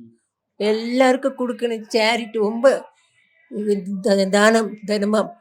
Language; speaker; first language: Tamil; non-native, learner; Malayalam